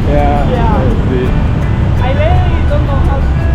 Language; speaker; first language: English; non-native, learner; Thai